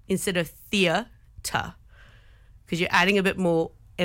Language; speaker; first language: English; native; English